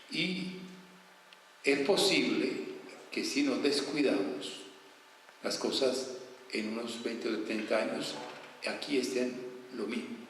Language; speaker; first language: Spanish; native; Spanish